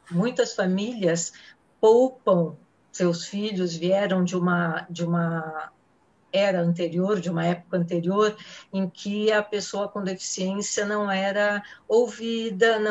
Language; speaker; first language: Portuguese; native; Portuguese